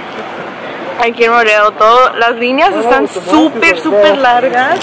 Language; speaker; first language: Spanish; early bilingual, heritage; Spanish